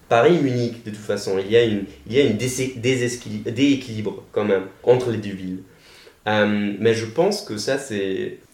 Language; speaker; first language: French; non-native, fluent; German